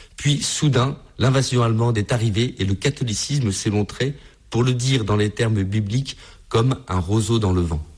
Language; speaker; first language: French; native; French